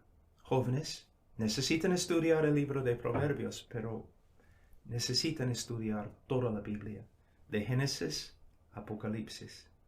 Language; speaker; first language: Spanish; non-native, fluent; English